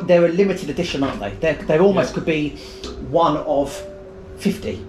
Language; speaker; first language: English; native; English